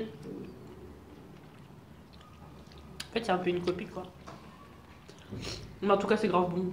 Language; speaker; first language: French; native; French